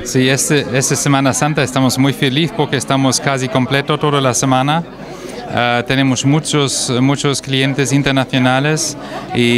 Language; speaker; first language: Spanish; non-native, fluent; German